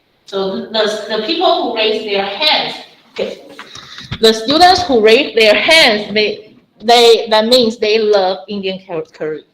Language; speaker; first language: English; non-native, fluent; Chinese